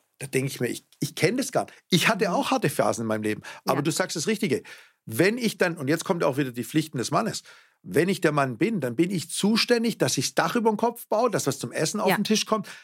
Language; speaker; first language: German; native; German